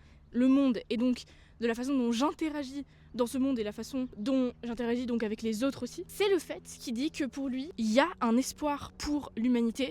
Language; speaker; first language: French; native; French